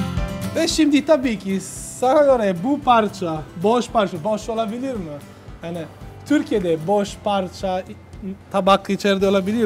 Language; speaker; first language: Turkish; non-native, learner; Italian